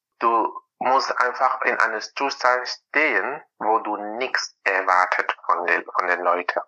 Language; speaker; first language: German; non-native, fluent; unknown